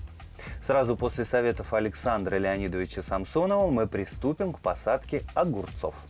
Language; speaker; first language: Russian; native; Russian